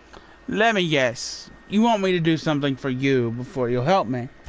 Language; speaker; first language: English; native; English